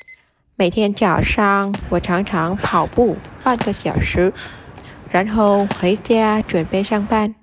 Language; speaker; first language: Chinese; non-native, learner; Vietnamese